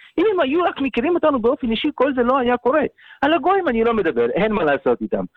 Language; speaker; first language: Hebrew; early bilingual, other home language; Russian